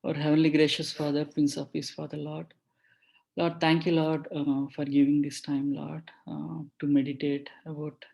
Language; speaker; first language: English; non-native, local second language; Telugu